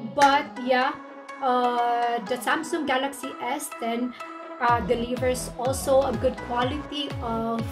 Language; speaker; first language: English; non-native, local second language; Filipino